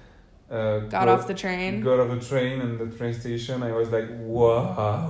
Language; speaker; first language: English; non-native, fluent; French